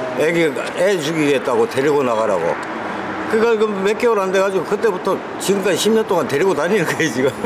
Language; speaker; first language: Korean; native; Korean